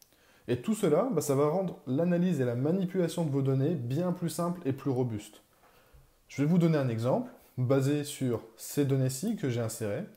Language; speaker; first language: French; native; French